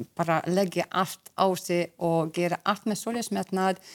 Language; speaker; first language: Icelandic; non-native, fluent; Hungarian